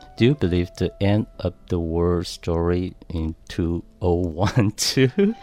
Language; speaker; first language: English; non-native, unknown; Chinese